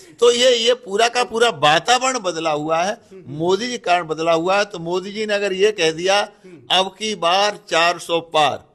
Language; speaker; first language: Hindi; native; Hindi